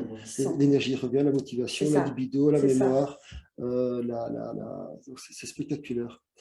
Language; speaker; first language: French; native; French